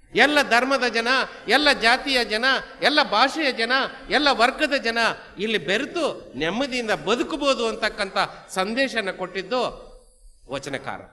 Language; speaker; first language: Kannada; non-native, local second language; Telugu